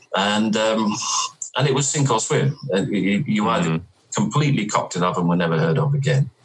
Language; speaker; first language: English; native; English